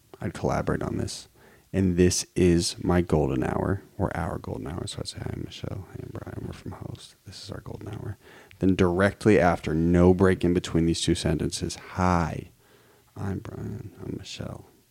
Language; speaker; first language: English; native; English